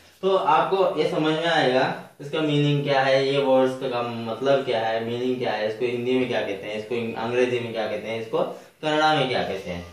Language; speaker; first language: Hindi; non-native, local second language; Kannada